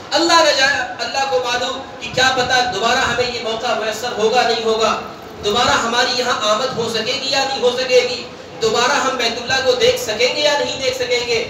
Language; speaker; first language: Urdu; non-native, local second language; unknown